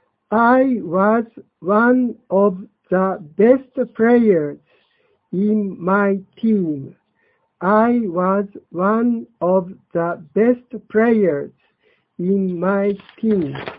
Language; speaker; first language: English; non-native, fluent; Japanese